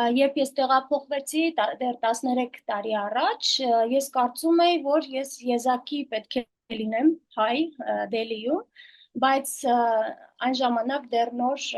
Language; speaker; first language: Armenian; native; Armenian